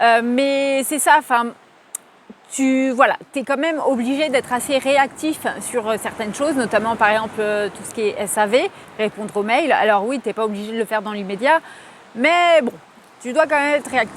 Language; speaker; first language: French; native; French